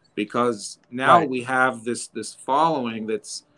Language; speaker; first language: English; native; English